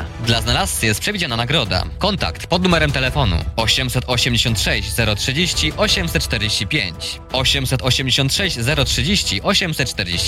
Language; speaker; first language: Polish; native; Polish